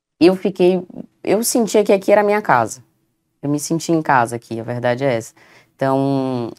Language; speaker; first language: Portuguese; native; Portuguese